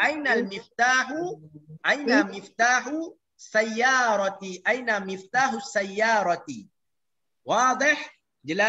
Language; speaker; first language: Arabic; non-native, fluent; Malay